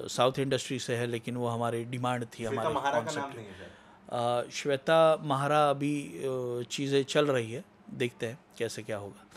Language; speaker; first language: Hindi; non-native, local second language; Marathi